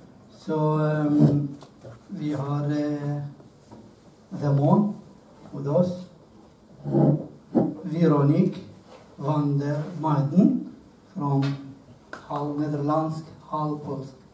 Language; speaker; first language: Norwegian; non-native, learner; Arabic